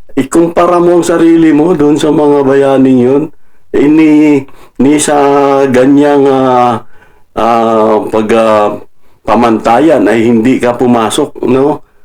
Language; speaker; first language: Filipino; non-native, local second language; Cebuano